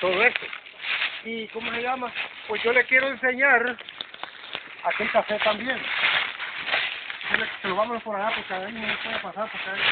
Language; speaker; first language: Spanish; native; Spanish